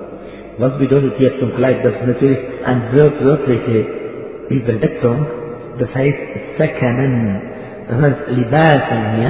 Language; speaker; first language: German; non-native, fluent; Arabic